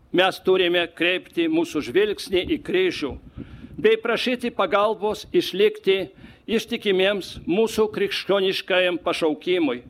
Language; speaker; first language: Lithuanian; non-native, fluent; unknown